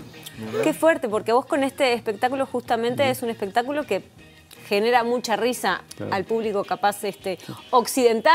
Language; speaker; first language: Spanish; native; Spanish